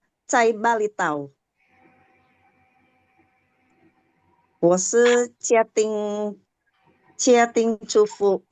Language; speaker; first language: Chinese; non-native, learner; Indonesian